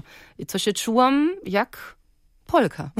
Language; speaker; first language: Polish; early bilingual, heritage; Polish